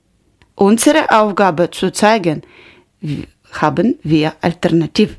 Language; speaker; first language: German; non-native, learner; Ukrainian